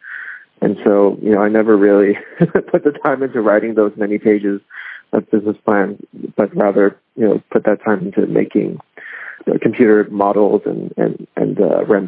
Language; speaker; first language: English; non-native, local second language; Cantonese